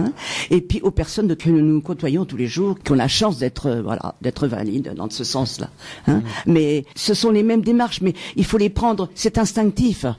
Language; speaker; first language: French; native; French